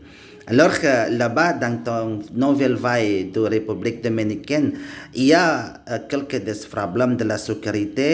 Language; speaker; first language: French; non-native, learner; Indonesian